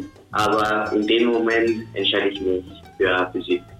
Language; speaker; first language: German; non-native, fluent; Spanish